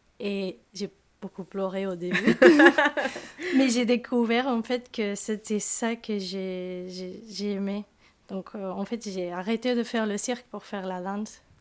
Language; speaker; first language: French; non-native, fluent; Spanish